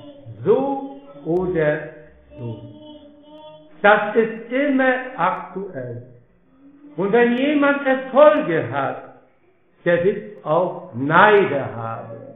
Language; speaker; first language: German; non-native, fluent; Polish